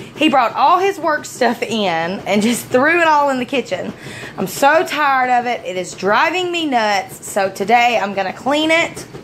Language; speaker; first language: English; native; English